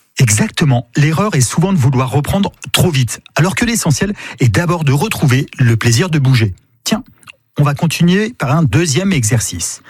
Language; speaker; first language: French; native; French